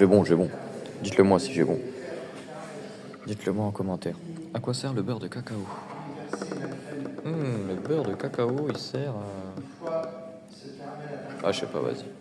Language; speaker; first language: French; native; French